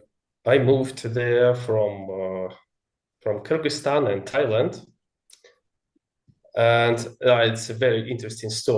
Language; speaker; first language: English; non-native, learner; Russian